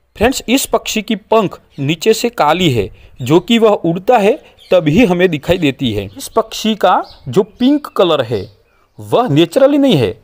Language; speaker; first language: Hindi; non-native, local second language; Gujarati